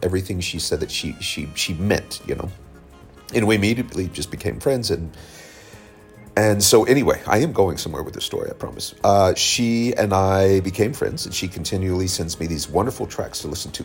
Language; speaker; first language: English; native; English